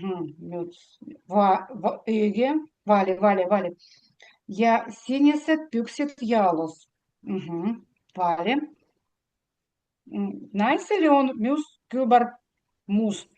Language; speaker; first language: Estonian; non-native, learner; Russian